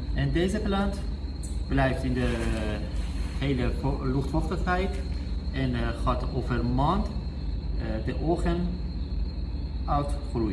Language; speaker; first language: Dutch; non-native, learner; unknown